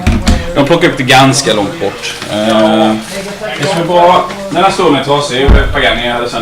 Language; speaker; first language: Swedish; native; Swedish